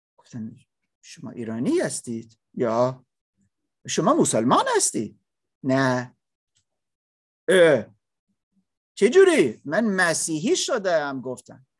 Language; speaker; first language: Persian; non-native, learner; English